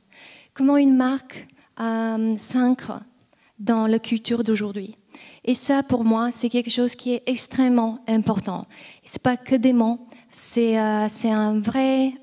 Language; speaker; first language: French; non-native, fluent; Bulgarian